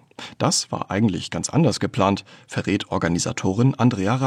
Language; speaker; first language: German; native; German